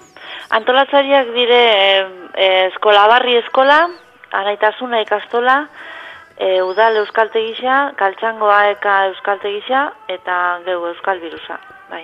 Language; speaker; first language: Basque; native; Basque